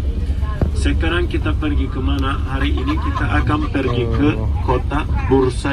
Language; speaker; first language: Indonesian; non-native, fluent; Turkish